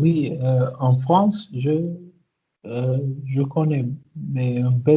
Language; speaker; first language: French; non-native, learner; Arabic